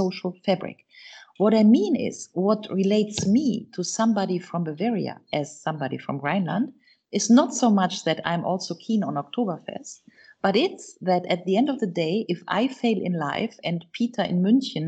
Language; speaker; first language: English; non-native, fluent; German